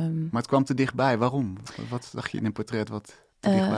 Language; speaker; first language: Dutch; native; Dutch